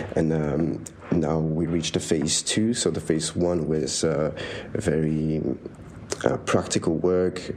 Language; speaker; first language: English; non-native, fluent; French